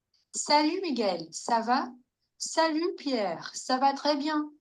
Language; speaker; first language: French; non-native, learner; Portuguese